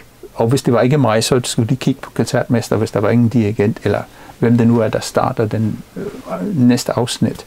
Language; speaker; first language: Danish; non-native, fluent; English